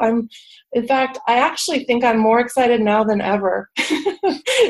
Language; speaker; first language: English; native; English